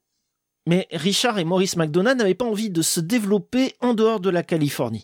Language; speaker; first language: French; native; French